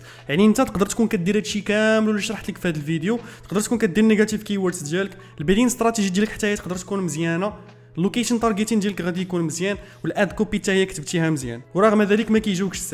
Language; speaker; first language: Arabic; native; Arabic